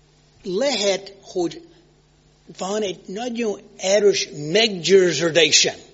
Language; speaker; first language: Hungarian; non-native, fluent; English